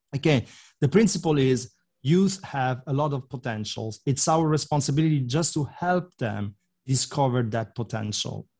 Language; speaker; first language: English; non-native, fluent; Italian